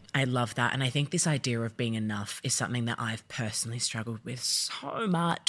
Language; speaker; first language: English; early bilingual, other home language; Yoruba